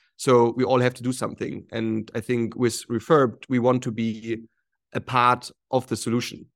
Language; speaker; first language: English; non-native, fluent; German